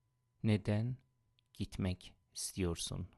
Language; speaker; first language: Turkish; non-native, fluent; Persian